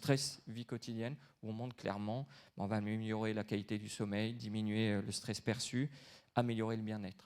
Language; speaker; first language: French; native; French